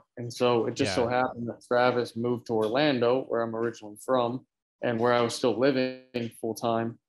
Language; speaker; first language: English; native; English